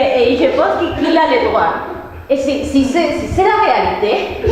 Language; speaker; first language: French; non-native, learner; Spanish